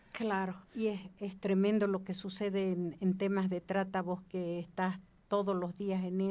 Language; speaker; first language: Spanish; native; Spanish